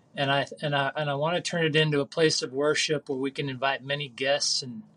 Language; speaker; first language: English; native; English